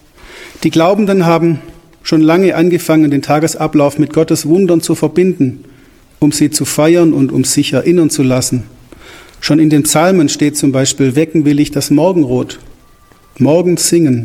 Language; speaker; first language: German; native; German